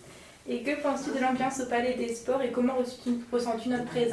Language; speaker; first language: French; native; French